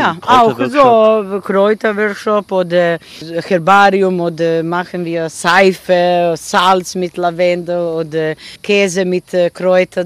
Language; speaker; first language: German; non-native, learner; Croatian